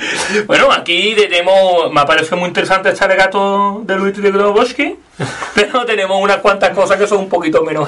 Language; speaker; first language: Spanish; native; Spanish